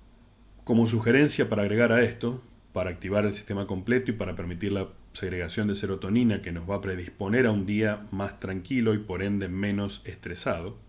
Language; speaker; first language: Spanish; native; Spanish